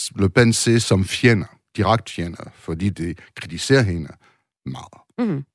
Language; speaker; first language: Danish; non-native, learner; French